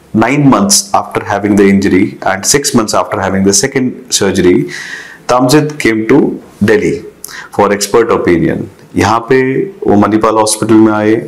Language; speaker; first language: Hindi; native; Hindi